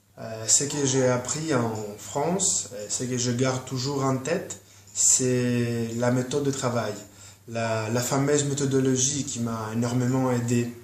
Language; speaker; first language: French; non-native, fluent; Greek